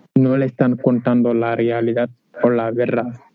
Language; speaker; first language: Spanish; non-native, learner; Wolof